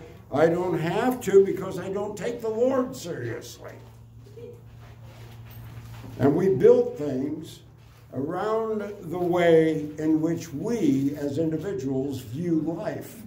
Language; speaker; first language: English; native; English